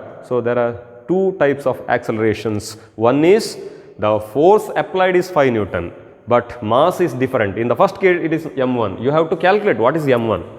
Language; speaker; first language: English; non-native, local second language; Kannada